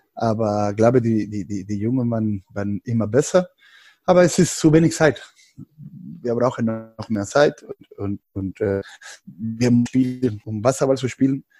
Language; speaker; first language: German; non-native, learner; Spanish